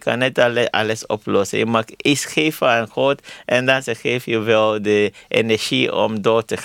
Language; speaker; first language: Dutch; non-native, learner; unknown